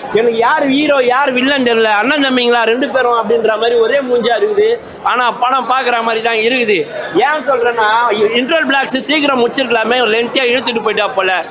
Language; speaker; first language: Tamil; native; Tamil